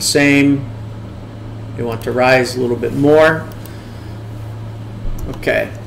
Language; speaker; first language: English; native; English